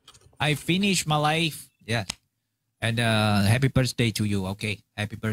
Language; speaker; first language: English; non-native, learner; Chinese